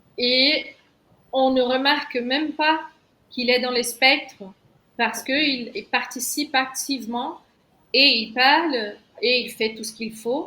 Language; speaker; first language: French; non-native, fluent; Portuguese